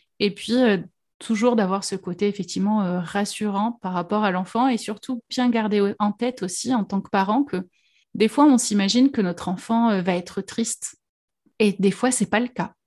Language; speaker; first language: French; native; French